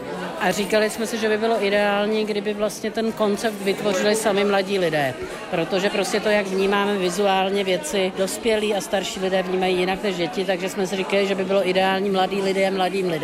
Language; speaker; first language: Czech; native; Czech